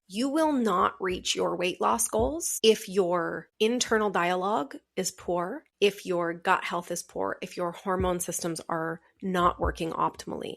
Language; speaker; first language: English; native; English